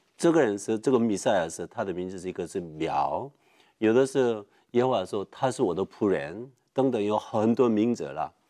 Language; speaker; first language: Chinese; non-native, fluent; Korean